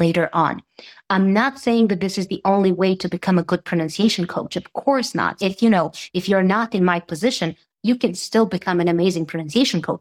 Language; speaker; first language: English; non-native, fluent; Serbian